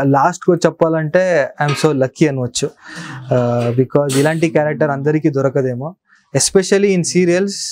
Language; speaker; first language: Telugu; non-native, local second language; Kannada